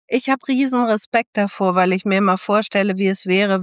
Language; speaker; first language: German; native; German